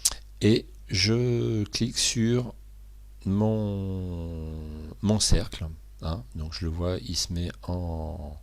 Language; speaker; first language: French; native; French